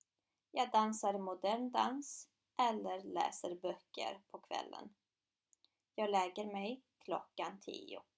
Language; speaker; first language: Swedish; non-native, fluent; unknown